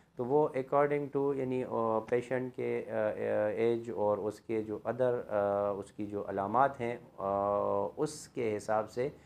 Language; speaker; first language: Urdu; non-native, local second language; Pashto